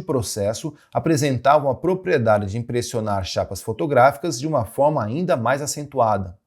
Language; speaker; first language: Portuguese; native; Portuguese